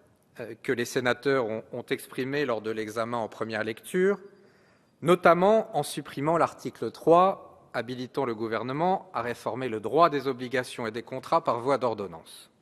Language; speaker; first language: French; native; French